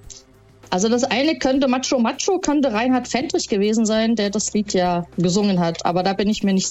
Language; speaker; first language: German; native; German